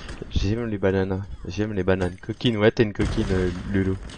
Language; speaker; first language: French; native; French